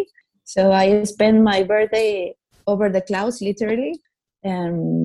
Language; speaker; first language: English; non-native, fluent; Italian